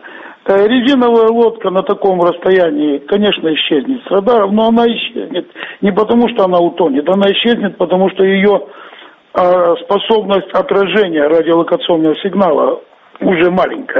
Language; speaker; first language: Russian; native; Russian